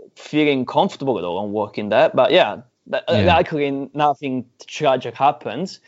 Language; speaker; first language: English; non-native, fluent; Italian